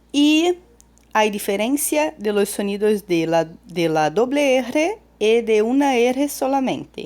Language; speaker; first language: Spanish; non-native, fluent; Portuguese